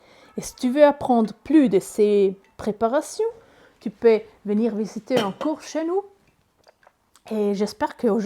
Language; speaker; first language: French; non-native, learner; Italian